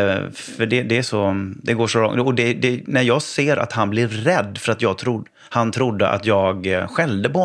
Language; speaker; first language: Swedish; native; Swedish